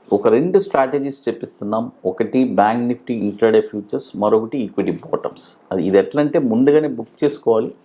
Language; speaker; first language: Telugu; native; Telugu